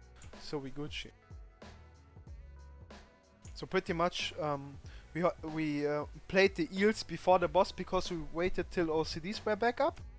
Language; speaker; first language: English; non-native, fluent; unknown